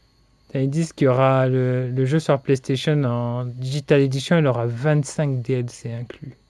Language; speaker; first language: French; native; French